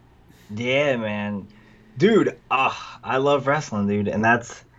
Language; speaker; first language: English; native; English